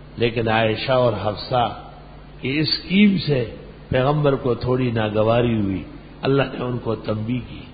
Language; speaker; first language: Urdu; non-native, local second language; Pashto